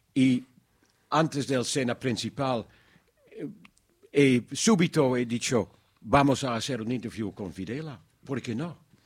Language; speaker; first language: Spanish; non-native, learner; Dutch